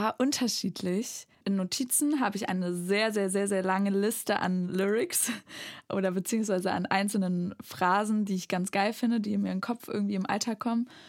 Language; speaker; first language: German; native; German